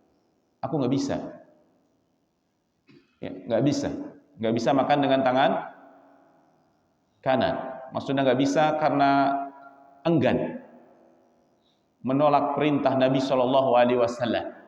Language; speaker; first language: Indonesian; native; Indonesian